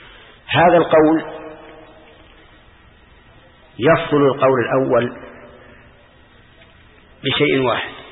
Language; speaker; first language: Arabic; native; Arabic